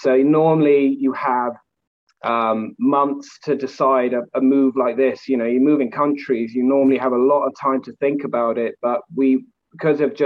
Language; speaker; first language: English; native; English